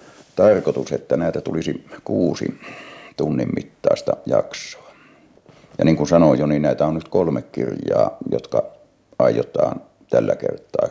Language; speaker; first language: Finnish; native; Finnish